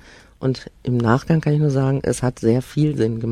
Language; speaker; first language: German; native; German